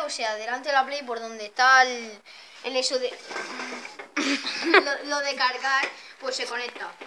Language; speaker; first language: Spanish; native; Spanish